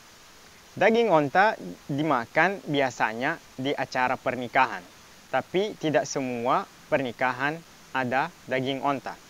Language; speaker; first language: Indonesian; non-native, fluent; Arabic